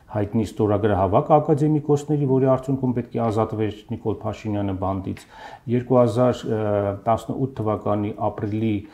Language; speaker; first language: Armenian; native; Armenian